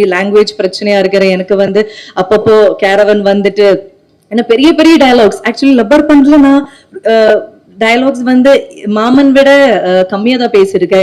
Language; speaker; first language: Tamil; non-native, local second language; Malayalam